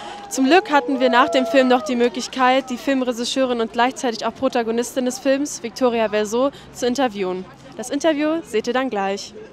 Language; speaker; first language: German; native; German